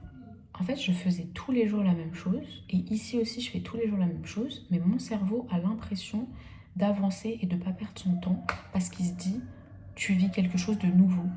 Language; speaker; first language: French; native; French